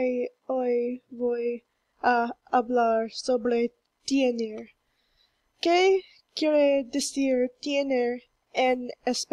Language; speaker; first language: Spanish; non-native, learner; English